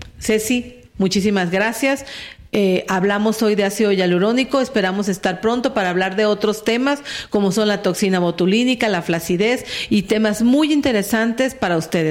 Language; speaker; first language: Spanish; native; Spanish